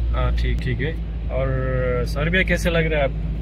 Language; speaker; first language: Hindi; non-native, learner; Nepali